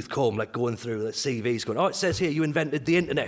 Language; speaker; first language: English; native; English